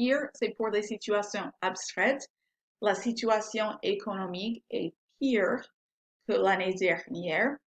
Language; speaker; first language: French; non-native, fluent; English